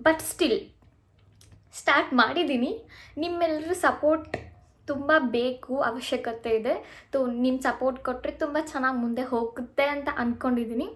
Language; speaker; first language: Kannada; native; Kannada